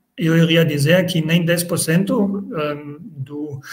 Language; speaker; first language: Portuguese; non-native, fluent; German